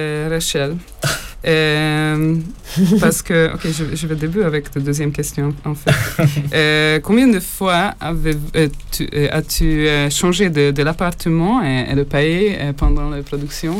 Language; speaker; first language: French; non-native, learner; Hungarian